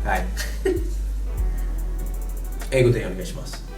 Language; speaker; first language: Japanese; non-native, learner; English